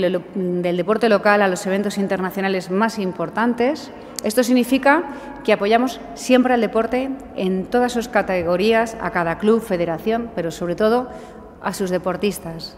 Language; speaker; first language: Spanish; native; Spanish